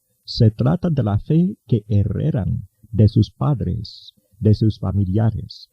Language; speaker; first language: Spanish; native; Spanish